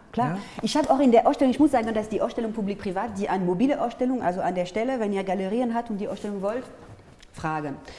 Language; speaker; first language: German; non-native, fluent; French